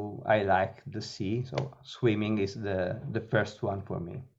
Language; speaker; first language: English; non-native, learner; Italian